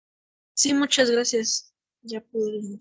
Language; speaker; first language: Spanish; native; Spanish